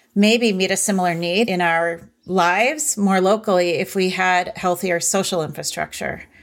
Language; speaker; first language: English; early bilingual, other home language; Hindi